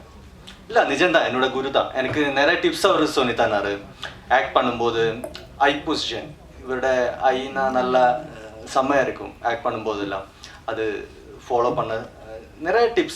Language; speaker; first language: Tamil; non-native, learner; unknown